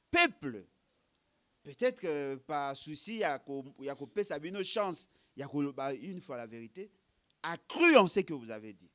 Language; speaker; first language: French; non-native, local second language; Lingala